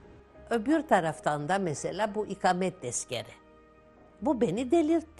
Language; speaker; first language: Turkish; non-native, local second language; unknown